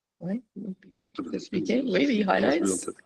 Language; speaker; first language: French; non-native, learner; English